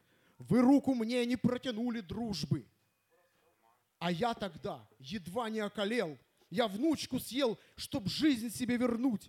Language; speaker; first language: Russian; native; Russian